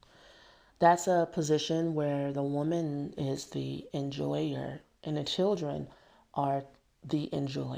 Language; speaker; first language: English; native; English